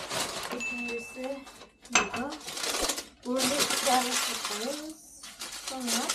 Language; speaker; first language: Turkish; non-native, learner; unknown